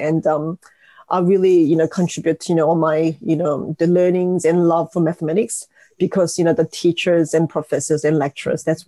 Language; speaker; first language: English; non-native, fluent; Korean